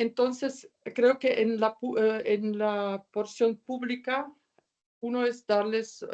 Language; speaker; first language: Spanish; non-native, fluent; German